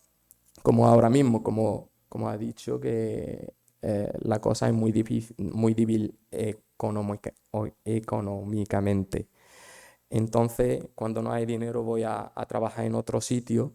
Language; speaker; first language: Spanish; non-native, fluent; Arabic